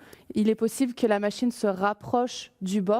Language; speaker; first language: French; native; French